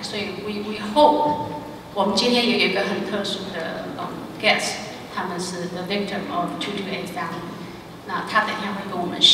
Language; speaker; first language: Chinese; non-native, local second language; Min Nan Chinese